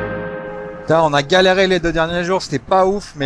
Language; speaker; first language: French; native; French